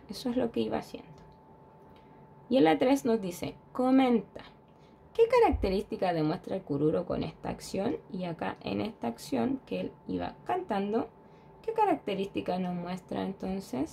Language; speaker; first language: Spanish; native; Spanish